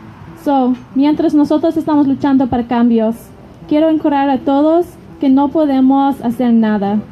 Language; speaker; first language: Spanish; non-native, learner; English